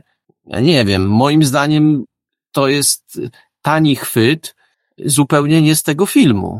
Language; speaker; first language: Polish; native; Polish